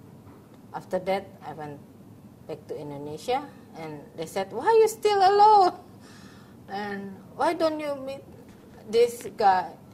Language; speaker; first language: English; non-native, learner; Indonesian